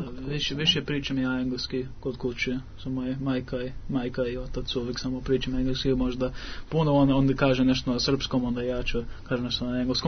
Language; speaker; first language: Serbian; early bilingual, heritage; English